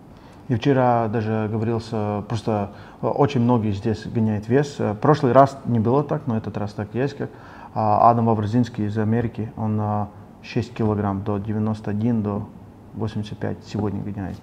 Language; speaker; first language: Russian; non-native, learner; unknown